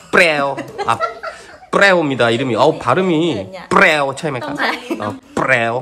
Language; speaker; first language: Korean; native; Korean